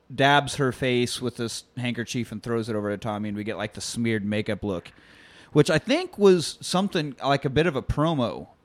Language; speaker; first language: English; native; English